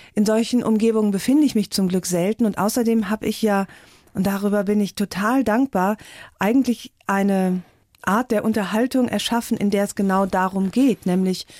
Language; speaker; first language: German; native; German